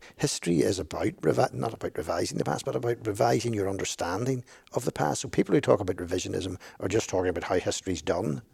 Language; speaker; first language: English; native; English